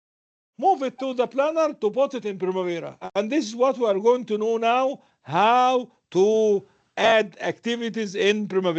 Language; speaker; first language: English; non-native, fluent; Arabic